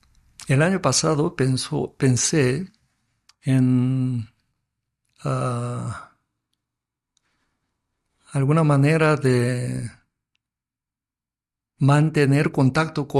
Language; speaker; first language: Spanish; non-native, fluent; Korean